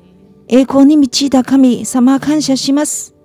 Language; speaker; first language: Japanese; non-native, fluent; Chinese